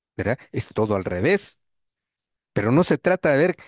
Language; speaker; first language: Spanish; non-native, local second language; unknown